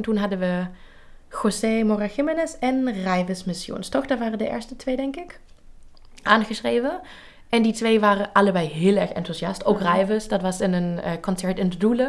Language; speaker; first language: Dutch; native; Dutch